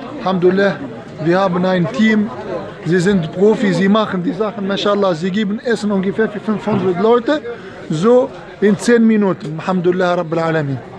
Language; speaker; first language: German; non-native, learner; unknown